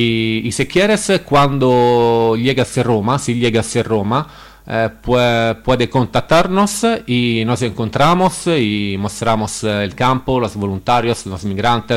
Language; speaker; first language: Spanish; non-native, learner; Italian